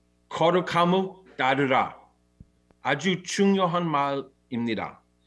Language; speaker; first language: Korean; non-native, learner; English